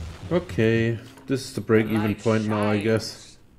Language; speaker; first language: English; non-native, fluent; German